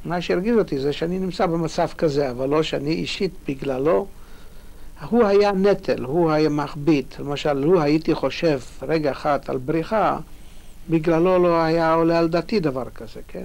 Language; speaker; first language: Hebrew; non-native, fluent; Polish